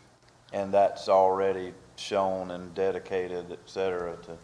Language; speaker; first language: English; native; English